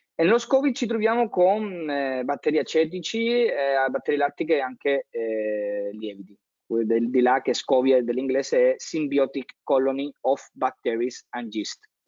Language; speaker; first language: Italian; non-native, fluent; Spanish